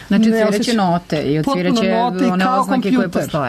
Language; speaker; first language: Serbian; native; Serbian